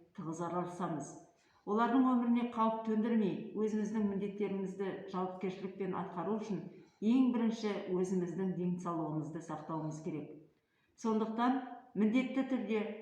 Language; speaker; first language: Kazakh; native; Kazakh